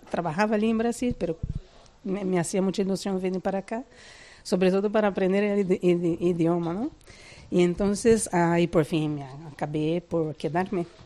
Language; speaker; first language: Spanish; non-native, fluent; Portuguese